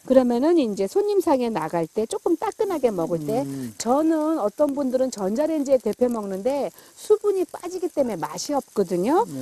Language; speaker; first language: Korean; native; Korean